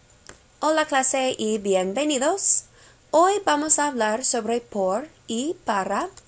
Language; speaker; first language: Spanish; non-native, fluent; English